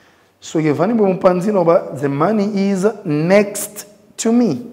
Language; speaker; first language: English; non-native, fluent; Lingala